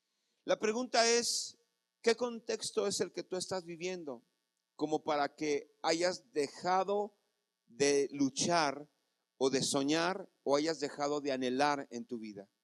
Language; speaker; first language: Spanish; native; Spanish